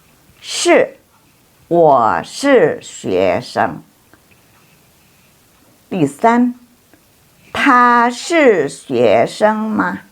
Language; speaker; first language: Chinese; non-native, fluent; Indonesian